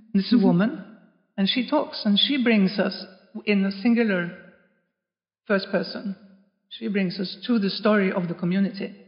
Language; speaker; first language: English; non-native, fluent; Norwegian